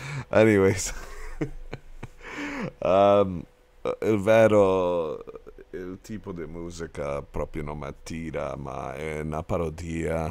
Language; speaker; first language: Italian; non-native, learner; English